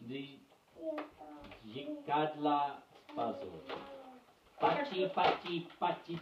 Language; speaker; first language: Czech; non-native, learner; English